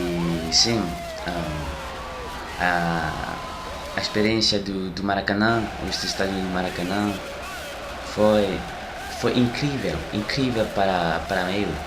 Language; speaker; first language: Portuguese; non-native, learner; French